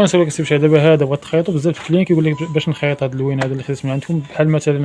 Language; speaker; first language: Arabic; native; Arabic